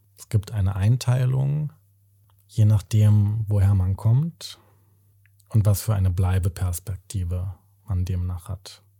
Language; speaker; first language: German; native; German